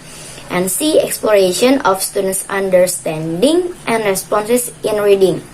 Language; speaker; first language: English; non-native, learner; Indonesian